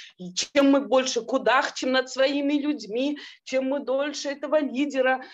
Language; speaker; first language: Russian; native; Russian